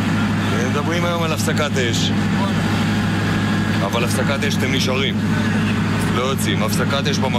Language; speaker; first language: Hebrew; native; Hebrew